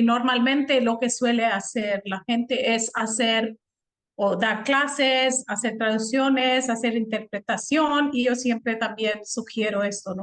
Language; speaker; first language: Spanish; non-native, fluent; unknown